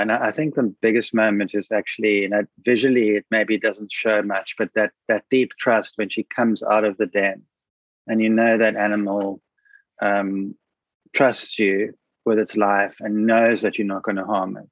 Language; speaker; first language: English; native; English